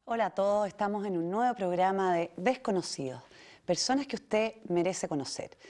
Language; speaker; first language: Spanish; native; Spanish